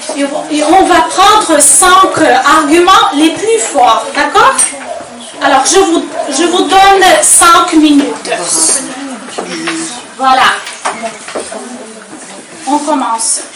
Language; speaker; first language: French; non-native, fluent; Ukrainian